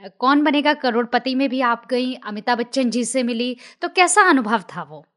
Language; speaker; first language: Hindi; native; Hindi